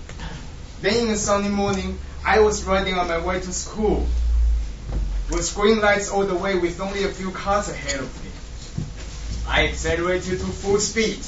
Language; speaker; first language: English; non-native, fluent; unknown